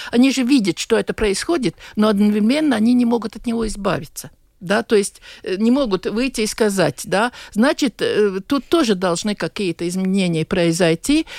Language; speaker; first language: Russian; non-native, local second language; Latvian